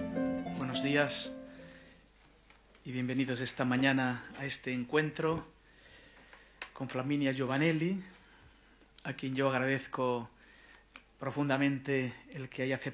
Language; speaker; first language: Spanish; native; Spanish